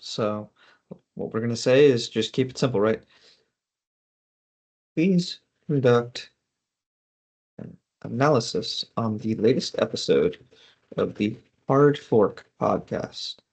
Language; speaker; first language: English; native; English